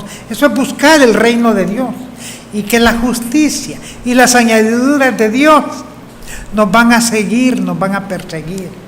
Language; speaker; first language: Spanish; native; Spanish